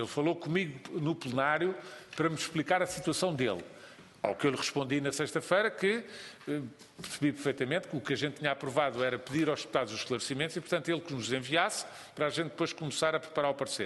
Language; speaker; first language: Portuguese; native; Portuguese